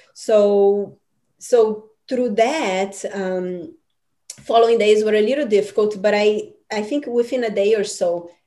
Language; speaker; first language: English; non-native, fluent; Portuguese